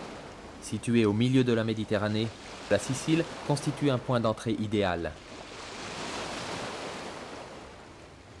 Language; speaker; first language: French; native; French